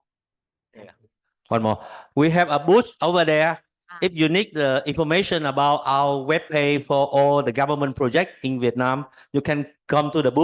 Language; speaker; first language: English; non-native, learner; Vietnamese